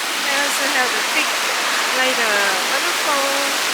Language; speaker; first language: English; non-native, learner; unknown